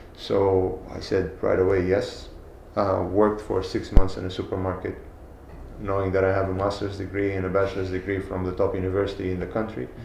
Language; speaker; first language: English; non-native, fluent; Arabic